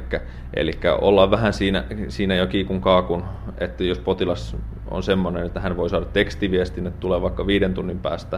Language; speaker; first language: Finnish; native; Finnish